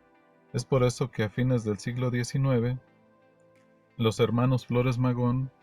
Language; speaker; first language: Spanish; native; Spanish